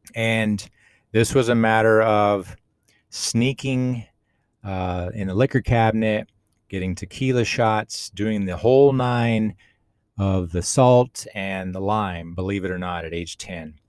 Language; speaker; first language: English; native; English